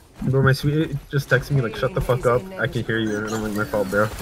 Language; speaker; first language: English; native; English